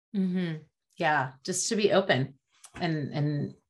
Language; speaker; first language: English; native; English